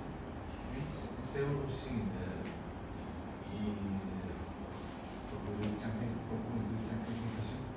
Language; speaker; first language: French; non-native, learner; Korean